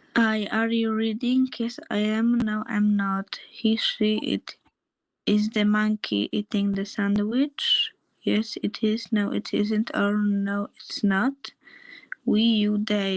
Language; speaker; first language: English; non-native, learner; Polish